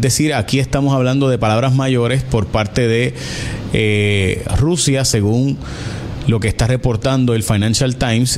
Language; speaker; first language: Spanish; native; Spanish